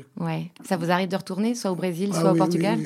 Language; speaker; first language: French; native; French